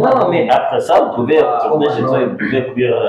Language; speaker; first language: French; non-native, learner; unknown